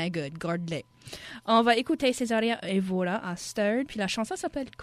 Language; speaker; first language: French; native; French